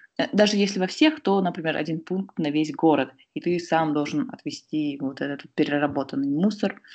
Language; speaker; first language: Russian; native; Russian